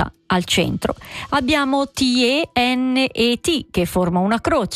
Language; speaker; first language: Italian; native; Italian